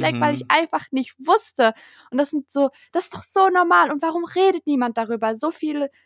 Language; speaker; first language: German; native; German